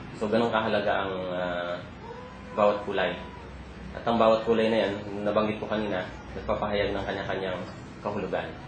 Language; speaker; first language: Filipino; native; Filipino